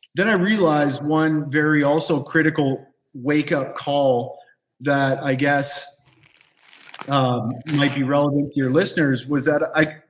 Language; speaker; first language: English; native; English